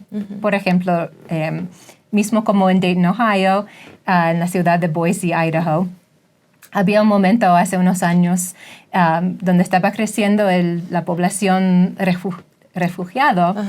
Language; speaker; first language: Spanish; non-native, fluent; English